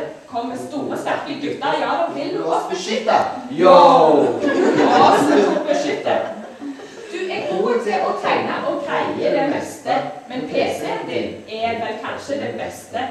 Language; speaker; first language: Norwegian; native; Norwegian